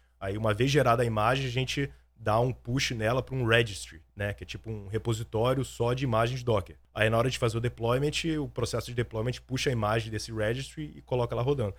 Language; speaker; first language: Portuguese; native; Portuguese